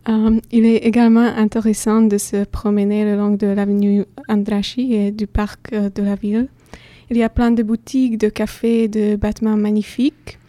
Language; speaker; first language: French; non-native, fluent; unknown